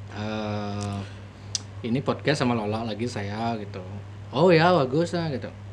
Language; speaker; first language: Indonesian; non-native, local second language; Balinese